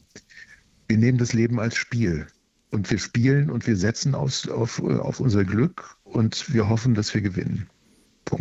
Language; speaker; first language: German; native; German